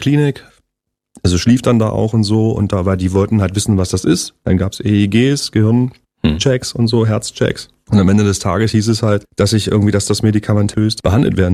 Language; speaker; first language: German; native; German